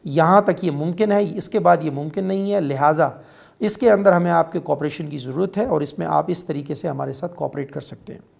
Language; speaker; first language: Urdu; non-native, local second language; Pashto